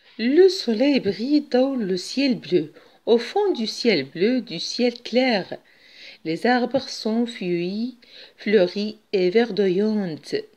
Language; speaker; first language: French; non-native, local second language; Arabic